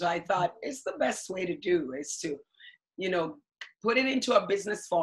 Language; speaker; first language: English; non-native, local second language; Akan